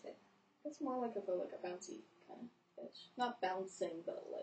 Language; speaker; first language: English; native; English